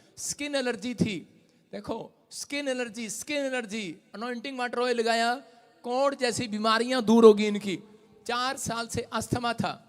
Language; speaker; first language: Hindi; non-native, local second language; Punjabi